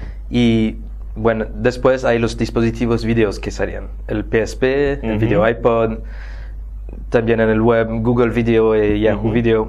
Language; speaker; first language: Spanish; non-native, fluent; French